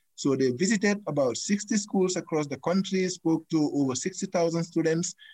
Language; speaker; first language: English; non-native, local second language; Fula